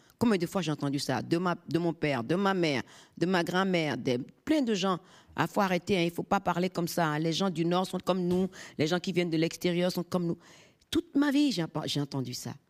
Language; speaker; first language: French; non-native, local second language; Fon